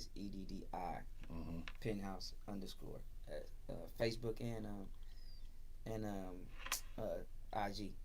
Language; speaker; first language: English; native; English